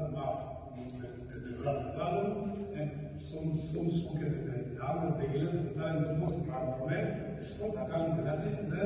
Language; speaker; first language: Dutch; non-native, learner; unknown